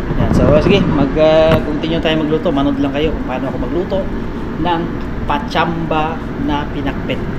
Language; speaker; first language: Filipino; non-native, local second language; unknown